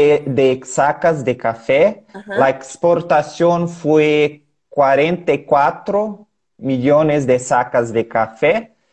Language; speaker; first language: Spanish; non-native, learner; Portuguese